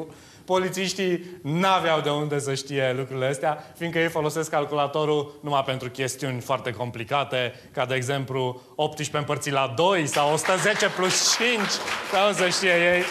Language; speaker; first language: Romanian; native; Romanian